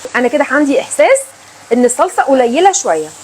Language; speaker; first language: Arabic; native; Arabic